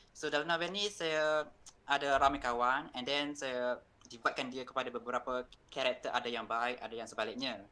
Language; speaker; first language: Malay; native; Malay